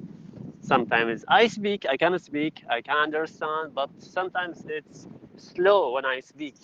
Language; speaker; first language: English; non-native, learner; Arabic